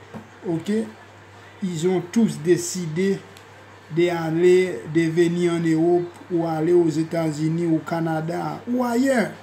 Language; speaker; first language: French; non-native, local second language; Haitian Creole